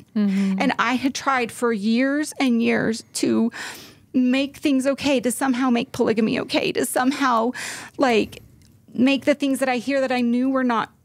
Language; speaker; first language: English; native; English